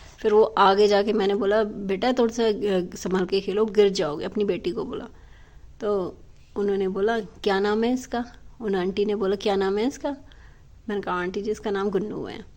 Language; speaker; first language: Hindi; native; Hindi